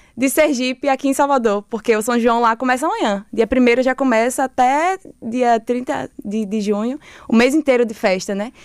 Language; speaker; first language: Portuguese; native; Portuguese